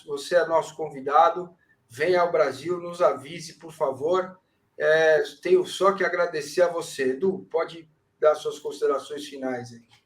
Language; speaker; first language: Portuguese; native; Portuguese